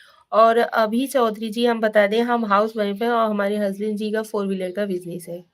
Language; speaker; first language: Hindi; native; Hindi